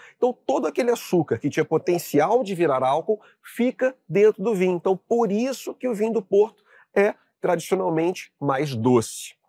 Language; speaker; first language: Portuguese; native; Portuguese